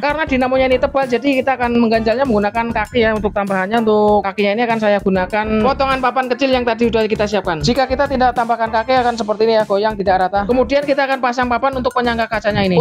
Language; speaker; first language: Indonesian; native; Indonesian